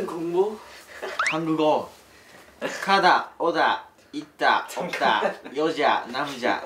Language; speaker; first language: Korean; non-native, learner; Japanese